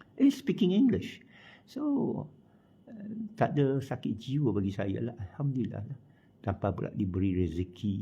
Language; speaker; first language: Malay; non-native, local second language; Chinese